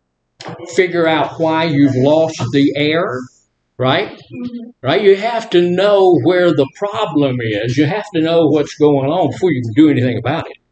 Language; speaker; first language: English; native; English